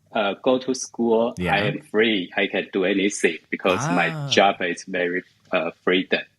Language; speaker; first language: English; non-native, learner; Chinese